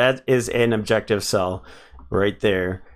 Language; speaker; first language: English; native; English